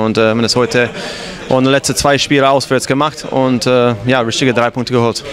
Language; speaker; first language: German; non-native, fluent; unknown